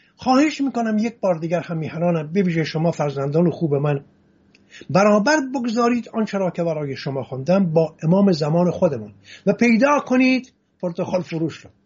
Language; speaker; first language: Persian; non-native, local second language; Assyrian Neo-Aramaic